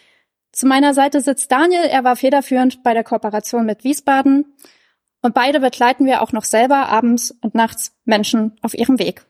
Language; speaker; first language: German; native; German